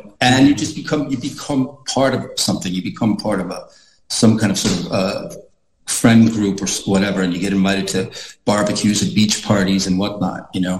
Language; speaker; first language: English; non-native, fluent; Icelandic